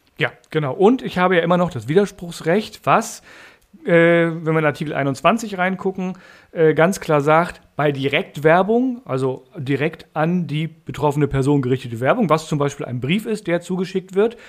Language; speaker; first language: German; native; German